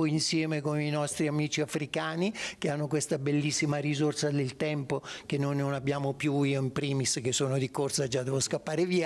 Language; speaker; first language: Italian; native; Italian